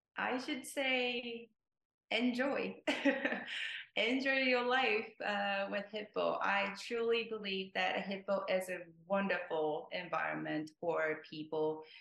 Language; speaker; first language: English; non-native, fluent; Japanese